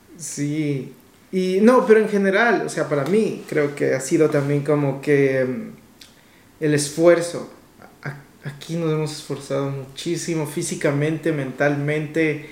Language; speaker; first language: Spanish; native; Spanish